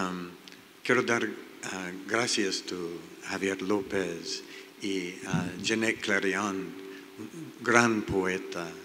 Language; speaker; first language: Spanish; non-native, learner; English